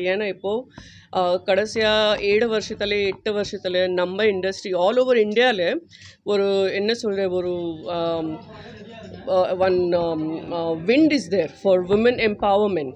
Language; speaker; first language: Tamil; non-native, learner; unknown